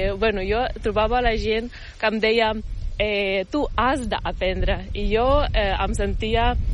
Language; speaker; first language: Catalan; non-native, fluent; Ukrainian